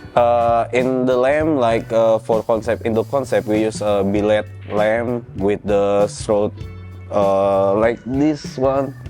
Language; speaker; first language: English; non-native, learner; Indonesian